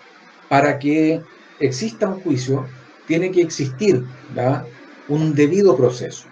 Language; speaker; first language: Spanish; native; Spanish